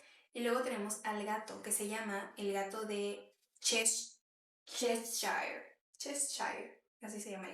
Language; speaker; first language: Spanish; native; Spanish